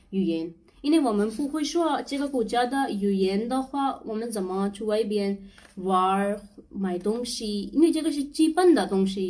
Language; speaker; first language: Chinese; non-native, learner; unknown